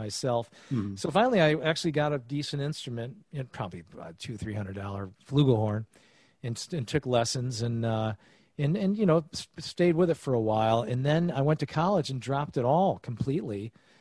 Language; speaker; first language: English; native; English